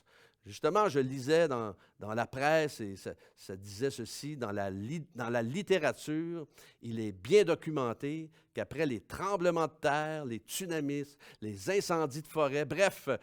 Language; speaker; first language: French; native; French